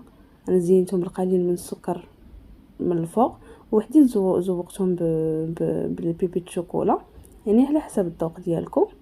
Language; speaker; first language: Arabic; native; Arabic